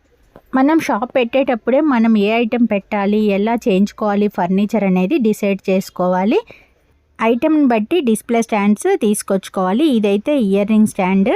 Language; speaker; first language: Telugu; native; Telugu